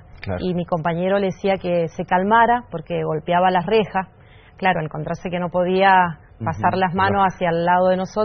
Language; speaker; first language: Spanish; native; Spanish